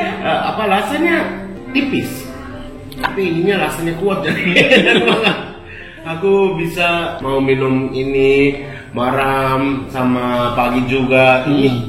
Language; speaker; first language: Indonesian; non-native, learner; Japanese